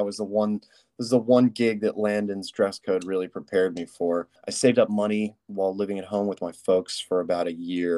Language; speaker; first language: English; native; English